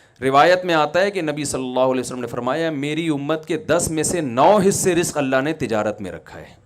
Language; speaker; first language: Urdu; native; Urdu